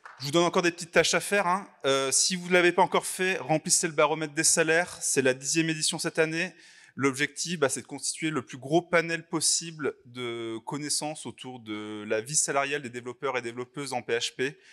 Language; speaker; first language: French; native; French